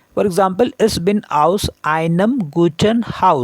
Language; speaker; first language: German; non-native, learner; Hindi